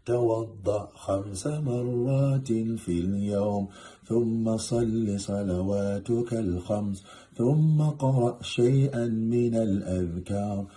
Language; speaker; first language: Arabic; non-native, learner; Kyrgyz